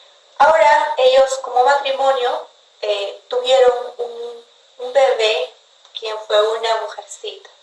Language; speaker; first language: Spanish; native; Spanish